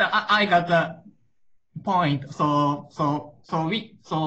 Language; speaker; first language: English; non-native, learner; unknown